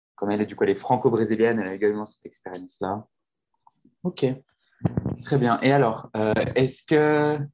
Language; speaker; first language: French; native; French